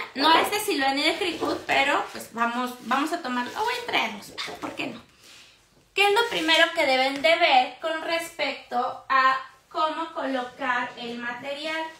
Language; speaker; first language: Spanish; native; Spanish